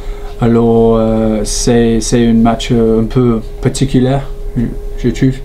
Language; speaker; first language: French; non-native, learner; English